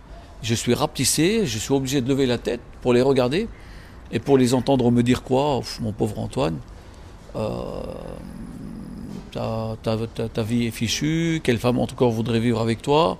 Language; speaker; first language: French; non-native, local second language; Arabic